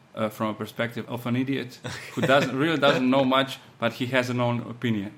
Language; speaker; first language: English; non-native, fluent; Slovenian